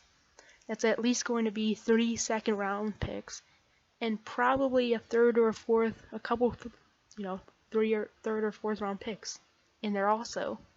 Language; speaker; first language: English; native; English